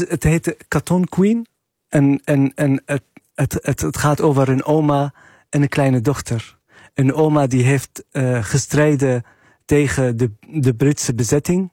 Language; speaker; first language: Dutch; non-native, fluent; Arabic